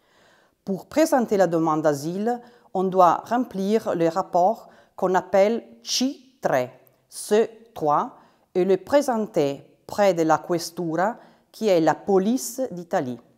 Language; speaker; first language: French; non-native, fluent; Italian